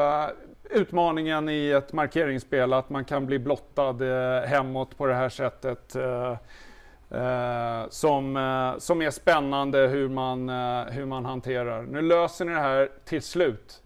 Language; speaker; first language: Swedish; native; Swedish